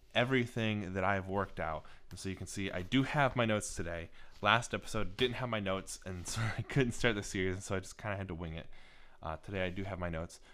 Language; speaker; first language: English; native; English